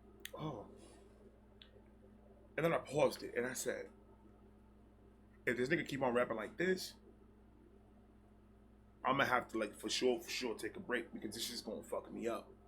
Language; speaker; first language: English; native; English